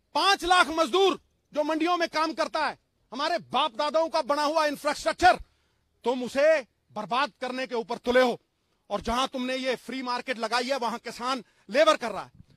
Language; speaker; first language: Hindi; non-native, local second language; Punjabi